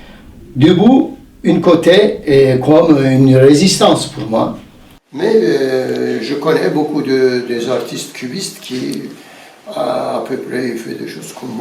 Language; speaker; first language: French; non-native, learner; Turkish